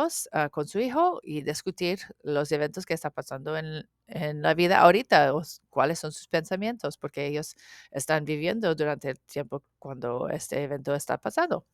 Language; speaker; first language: Spanish; non-native, learner; English